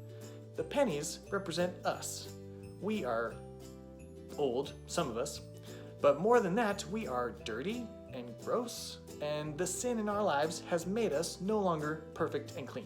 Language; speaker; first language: English; native; English